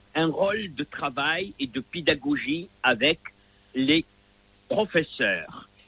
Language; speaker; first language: French; non-native, local second language; Arabic